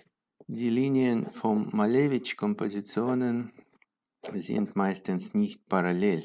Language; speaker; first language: German; non-native, fluent; Russian